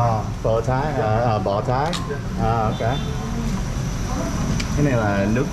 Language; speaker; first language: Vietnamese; non-native, learner; English